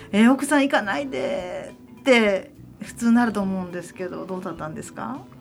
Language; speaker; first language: Japanese; native; Japanese